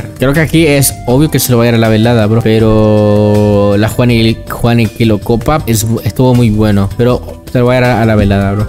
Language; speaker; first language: Spanish; native; Spanish